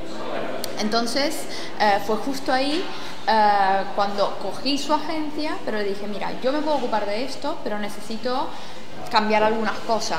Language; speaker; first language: Spanish; non-native, fluent; Italian